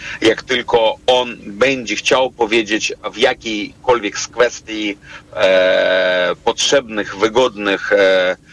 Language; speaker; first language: Polish; non-native, fluent; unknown